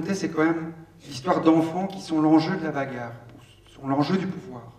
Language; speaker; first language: French; native; French